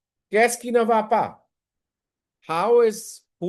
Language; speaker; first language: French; non-native, learner; Hindi